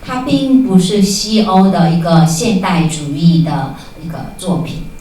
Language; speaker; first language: Chinese; native; Chinese